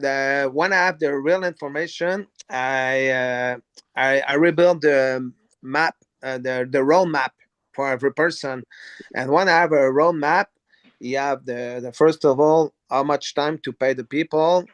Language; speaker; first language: English; non-native, learner; French